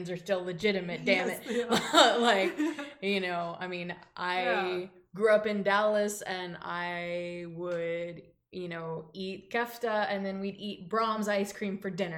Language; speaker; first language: English; native; English